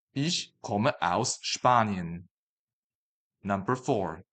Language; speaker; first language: German; non-native, fluent; Chinese